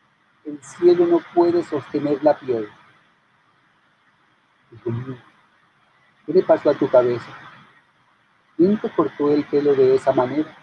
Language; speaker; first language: Spanish; native; Spanish